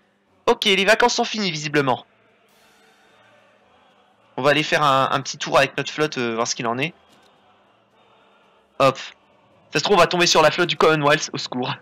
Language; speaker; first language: French; native; French